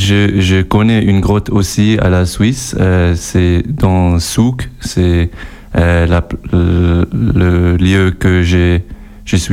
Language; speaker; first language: French; non-native, learner; German